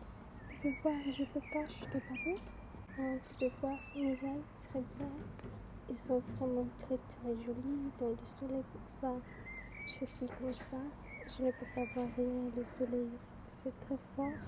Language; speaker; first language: French; non-native, learner; German